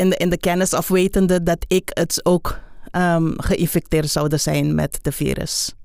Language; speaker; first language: Dutch; non-native, local second language; Papiamento